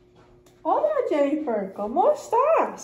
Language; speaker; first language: Spanish; non-native, learner; English